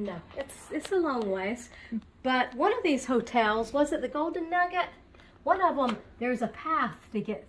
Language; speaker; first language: English; native; English